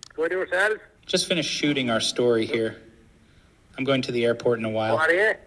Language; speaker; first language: English; native; English